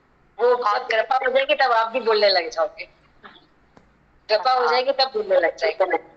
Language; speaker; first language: Hindi; native; Hindi